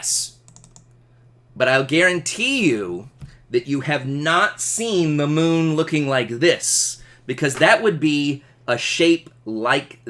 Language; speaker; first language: English; native; English